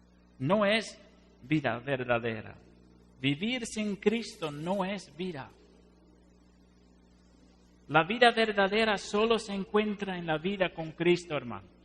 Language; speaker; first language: Spanish; non-native, fluent; Dutch